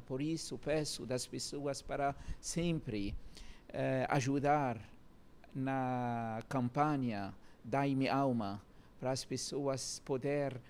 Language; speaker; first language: Portuguese; non-native, learner; Arabic